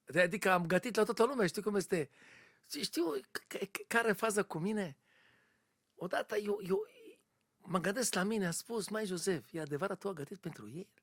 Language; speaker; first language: Romanian; non-native, learner; Hebrew